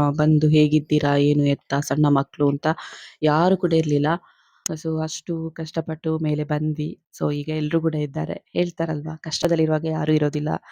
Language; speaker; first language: Kannada; non-native, local second language; Tulu